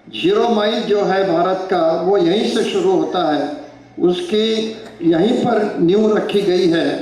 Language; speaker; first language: Hindi; non-native, local second language; Marathi